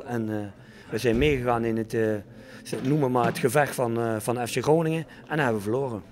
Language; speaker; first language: Dutch; native; Dutch